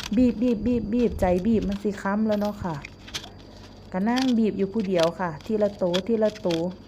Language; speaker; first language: Thai; native; Thai